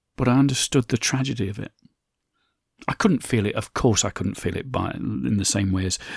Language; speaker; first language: English; native; English